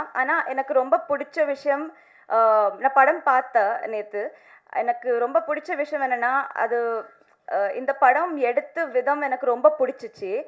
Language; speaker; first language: Tamil; non-native, learner; Telugu